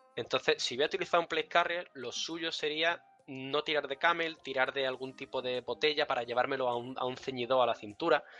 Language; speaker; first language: Spanish; early bilingual, other home language; Russian